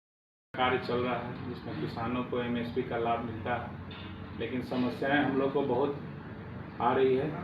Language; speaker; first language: Hindi; native; Hindi